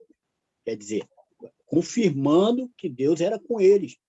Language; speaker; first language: Portuguese; native; Portuguese